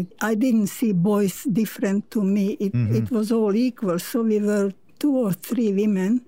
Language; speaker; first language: English; non-native, fluent; Slovak